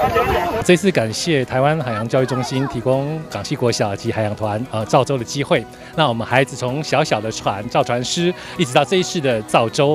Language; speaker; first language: Chinese; native; Chinese